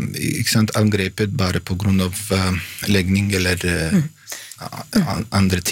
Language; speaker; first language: Norwegian; non-native, fluent; Bosnian